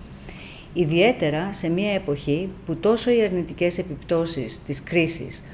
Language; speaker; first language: Greek; native; Greek